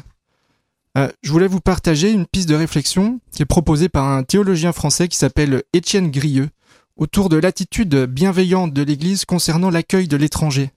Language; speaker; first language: French; native; French